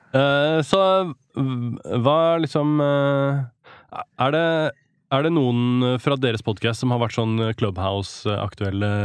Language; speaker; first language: Norwegian; native; Norwegian